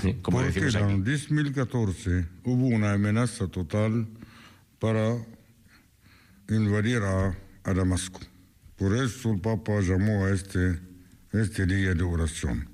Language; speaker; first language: Spanish; non-native, fluent; Arabic